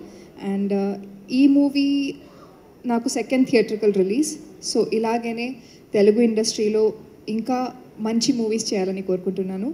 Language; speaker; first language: Telugu; non-native, learner; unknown